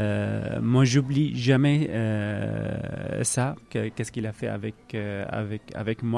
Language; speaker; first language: French; non-native, learner; Arabic